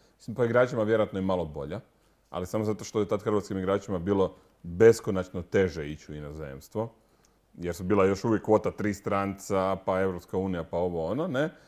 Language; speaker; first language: Croatian; native; Croatian